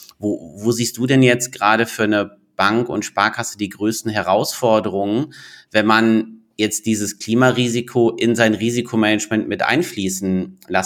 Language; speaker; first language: German; native; German